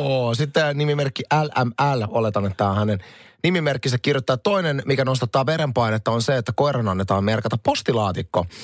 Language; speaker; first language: Finnish; native; Finnish